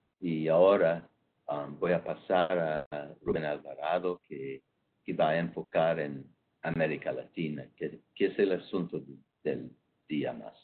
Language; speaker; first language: Spanish; non-native, fluent; English